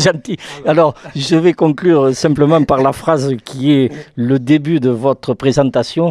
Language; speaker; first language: French; native; French